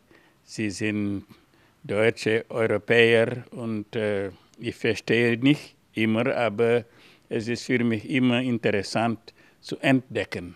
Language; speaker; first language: German; non-native, learner; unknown